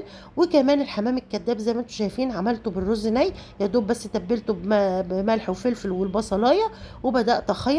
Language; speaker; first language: Arabic; native; Arabic